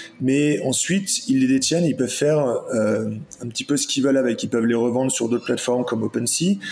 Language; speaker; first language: French; native; French